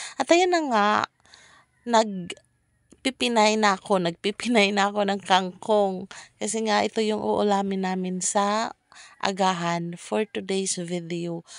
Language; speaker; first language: Filipino; non-native, local second language; Cebuano